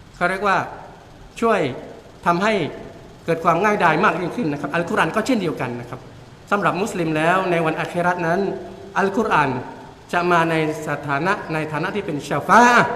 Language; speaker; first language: Thai; non-native, local second language; Malay